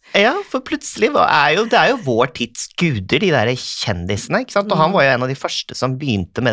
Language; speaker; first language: Norwegian; native; Norwegian